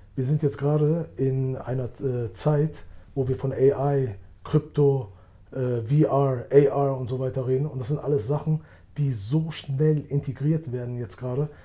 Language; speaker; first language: German; early bilingual, other home language; Albanian